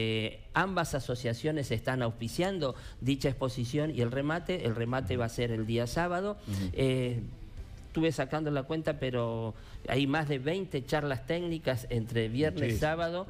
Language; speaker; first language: Spanish; native; Spanish